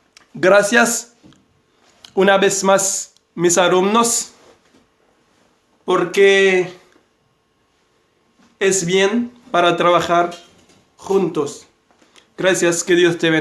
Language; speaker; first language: Spanish; non-native, fluent; Haitian Creole